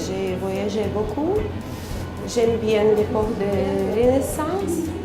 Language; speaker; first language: French; non-native, learner; Russian